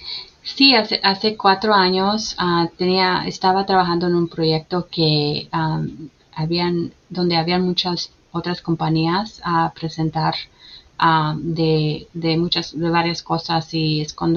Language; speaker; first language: Spanish; early bilingual, heritage; Spanish